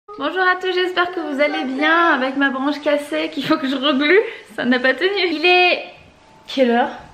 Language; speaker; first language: French; native; French